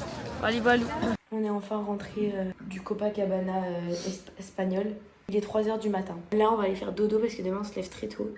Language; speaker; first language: French; native; French